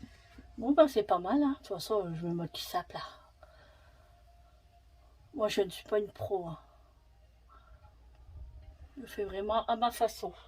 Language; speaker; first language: French; native; French